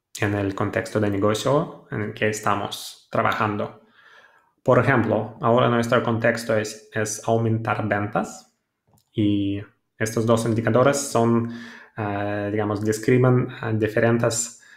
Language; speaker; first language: Spanish; non-native, fluent; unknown